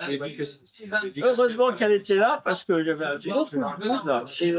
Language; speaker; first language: French; native; French